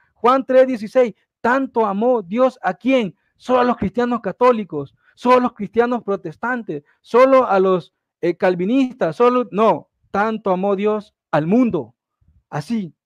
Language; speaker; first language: Spanish; native; Spanish